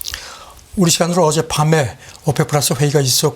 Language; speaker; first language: Korean; native; Korean